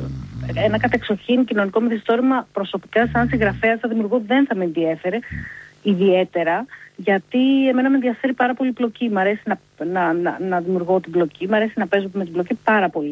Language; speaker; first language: Greek; native; Greek